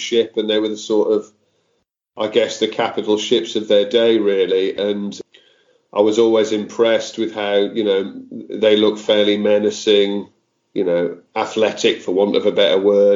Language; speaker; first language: English; native; English